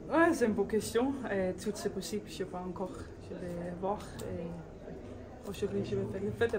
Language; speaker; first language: French; non-native, learner; Danish